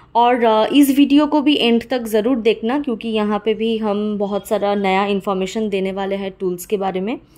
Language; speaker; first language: Hindi; non-native, local second language; Bangla